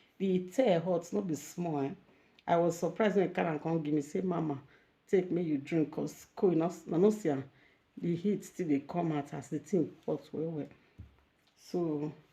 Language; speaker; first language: Nigerian Pidgin; native; Nigerian Pidgin